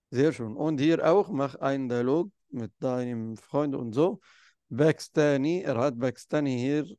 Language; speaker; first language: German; non-native, fluent; Arabic